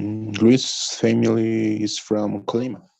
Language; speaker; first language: English; non-native, learner; Spanish